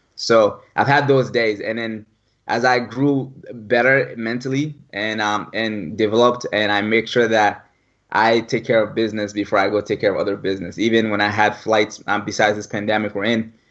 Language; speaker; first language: English; early bilingual, other home language; French